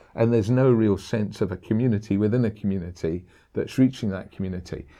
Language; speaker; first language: English; native; English